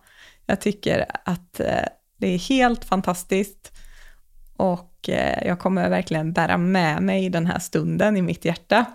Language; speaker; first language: Swedish; native; Swedish